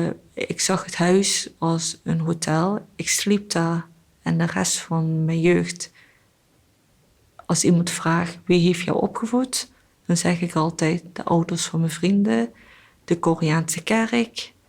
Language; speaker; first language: Dutch; early bilingual, other home language; Korean